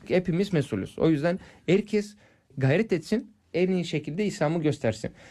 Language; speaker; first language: Turkish; non-native, fluent; English